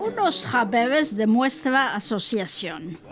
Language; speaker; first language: Spanish; early bilingual, heritage; Spanish